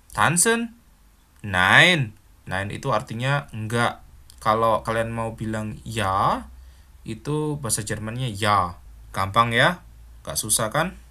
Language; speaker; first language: Indonesian; native; Indonesian